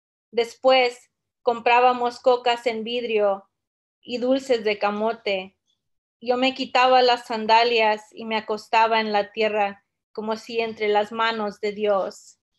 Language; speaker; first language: Spanish; early bilingual, heritage; Spanish